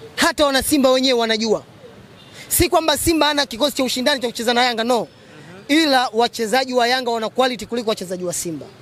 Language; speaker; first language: Swahili; native; Swahili